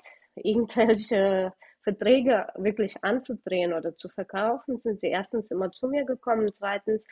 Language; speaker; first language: German; early bilingual, other home language; Russian